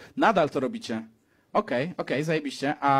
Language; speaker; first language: Polish; native; Polish